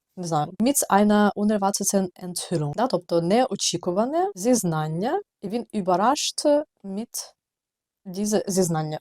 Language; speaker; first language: Ukrainian; native; Ukrainian